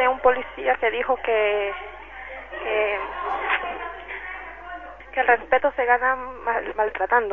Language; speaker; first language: Spanish; native; Spanish